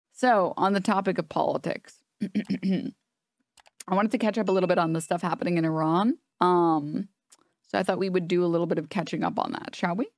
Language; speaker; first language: English; native; English